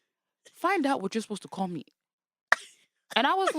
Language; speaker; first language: English; native; English